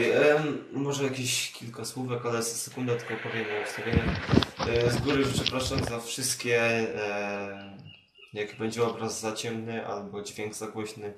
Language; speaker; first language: Polish; native; Polish